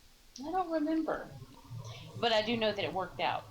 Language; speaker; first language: English; native; English